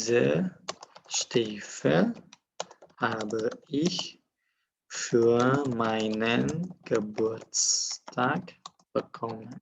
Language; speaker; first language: German; non-native, fluent; Indonesian